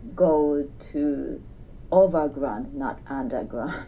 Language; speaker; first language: English; non-native, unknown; Japanese